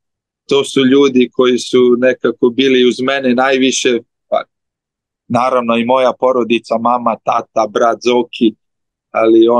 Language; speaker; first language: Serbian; early bilingual, heritage; Slovenian